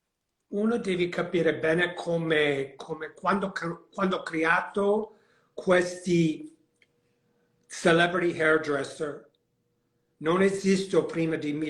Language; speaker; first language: Italian; non-native, learner; English